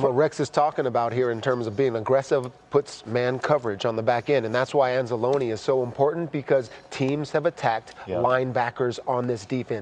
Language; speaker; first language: English; native; English